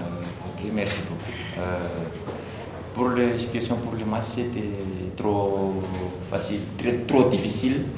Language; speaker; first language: French; non-native, learner; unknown